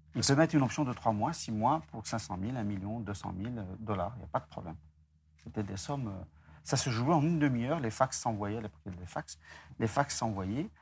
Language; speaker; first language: French; non-native, local second language; Arabic